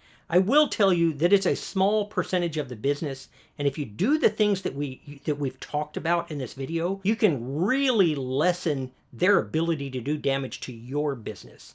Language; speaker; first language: English; native; English